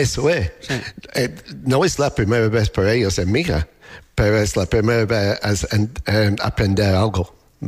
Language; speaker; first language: Spanish; non-native, fluent; English